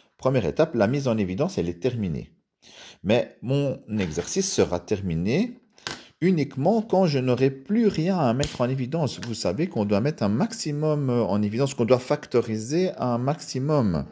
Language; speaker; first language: French; native; French